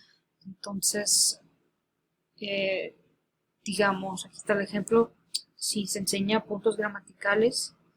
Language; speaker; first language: Spanish; early bilingual, heritage; Spanish